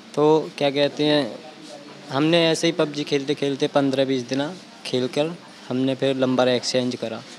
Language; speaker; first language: Hindi; native; Hindi